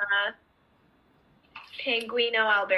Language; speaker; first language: Spanish; non-native, learner; English